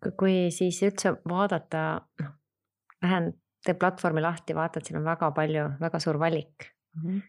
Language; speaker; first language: Estonian; native; Estonian